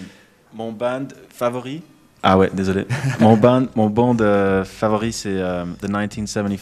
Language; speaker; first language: French; non-native, local second language; English